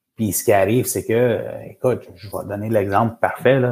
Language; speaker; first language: French; native; French